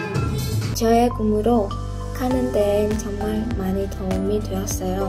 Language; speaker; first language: Korean; non-native, learner; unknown